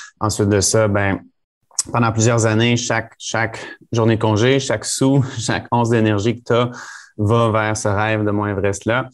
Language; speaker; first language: French; native; French